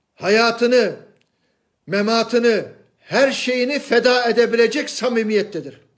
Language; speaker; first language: Turkish; non-native, fluent; Chinese